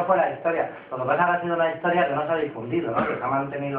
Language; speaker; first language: Spanish; native; Spanish